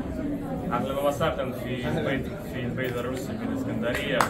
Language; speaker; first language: Arabic; non-native, learner; Russian